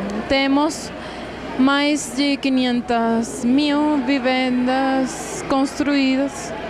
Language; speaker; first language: Portuguese; non-native, fluent; Spanish